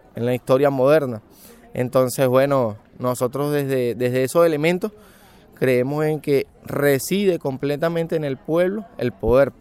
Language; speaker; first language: Spanish; native; Spanish